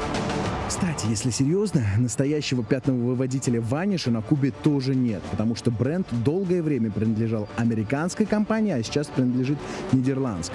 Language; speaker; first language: Russian; native; Russian